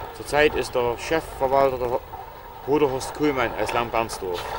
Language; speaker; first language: German; native; German